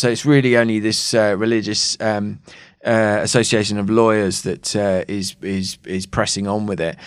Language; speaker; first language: English; native; English